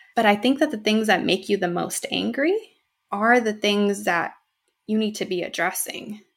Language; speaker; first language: English; native; English